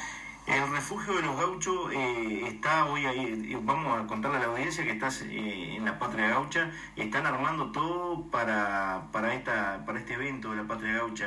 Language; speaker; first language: Spanish; native; Spanish